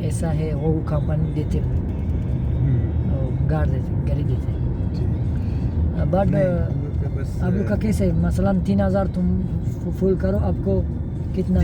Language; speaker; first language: Hindi; non-native, learner; Tajik